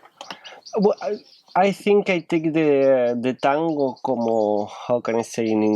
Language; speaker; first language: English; non-native, learner; Spanish